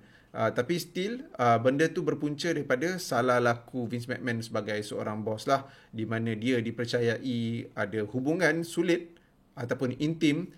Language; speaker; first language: Malay; native; Malay